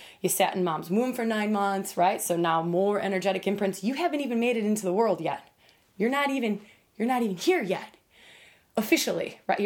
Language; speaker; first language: English; native; English